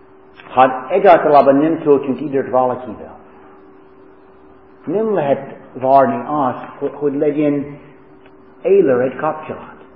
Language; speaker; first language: Hungarian; non-native, fluent; English